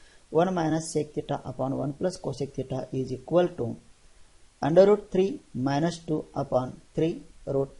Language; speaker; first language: English; non-native, local second language; Marathi